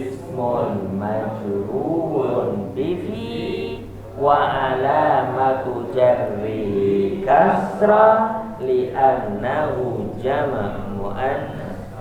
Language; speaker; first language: Arabic; non-native, fluent; Indonesian